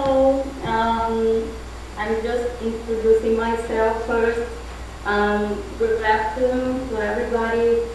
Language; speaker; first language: English; non-native, fluent; Portuguese